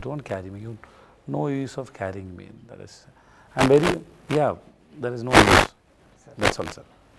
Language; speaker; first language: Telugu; non-native, learner; Tamil